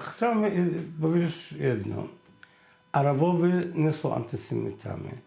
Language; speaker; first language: Polish; non-native, fluent; Arabic